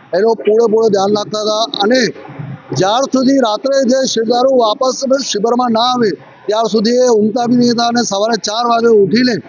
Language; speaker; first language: Gujarati; non-native, local second language; Sindhi